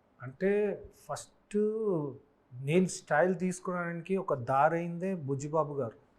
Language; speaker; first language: Telugu; non-native, fluent; Manipuri